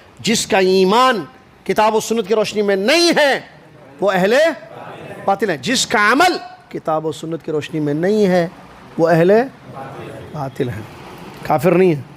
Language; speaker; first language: Urdu; native; Urdu